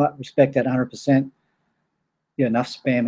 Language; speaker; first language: English; native; English